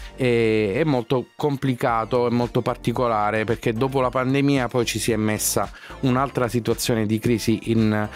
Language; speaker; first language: Italian; native; Italian